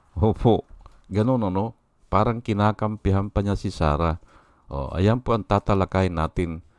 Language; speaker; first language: Filipino; non-native, local second language; Iloko